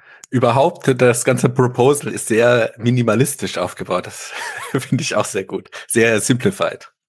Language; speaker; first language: German; native; German